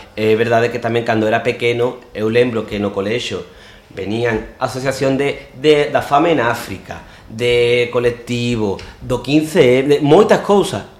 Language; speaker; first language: Galician; non-native, local second language; Spanish